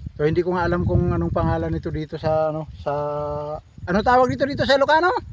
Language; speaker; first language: Filipino; non-native, local second language; Surigaonon